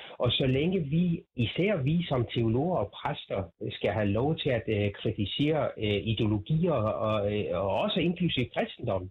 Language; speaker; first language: Danish; non-native, fluent; Persian